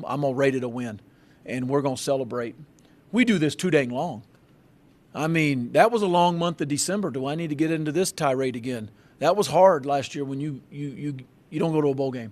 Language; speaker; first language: English; native; English